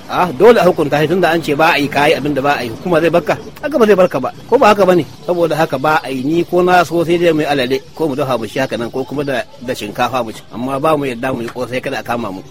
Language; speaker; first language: Hausa; non-native, local second language; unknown